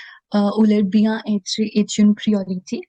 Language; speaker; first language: French; non-native, learner; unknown